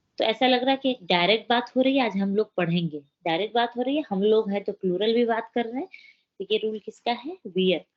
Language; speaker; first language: Hindi; native; Hindi